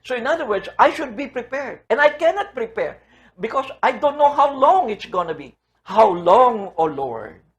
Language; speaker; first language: English; non-native, local second language; Filipino